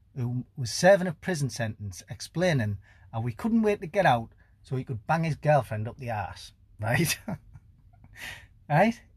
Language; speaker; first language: English; native; English